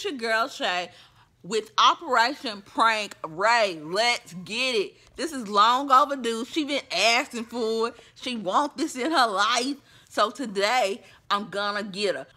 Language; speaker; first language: English; native; English